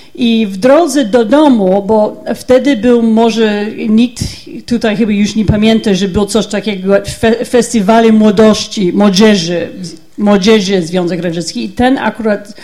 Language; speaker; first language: Polish; non-native, learner; English